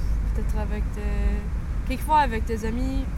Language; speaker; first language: French; non-native, fluent; English